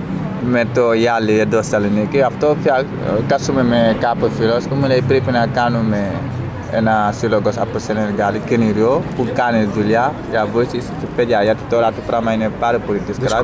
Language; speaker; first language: Greek; non-native, learner; Wolof